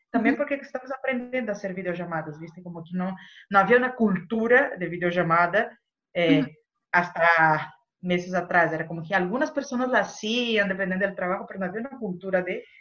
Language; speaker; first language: Spanish; non-native, fluent; Portuguese